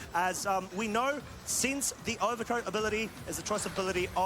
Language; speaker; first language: English; native; English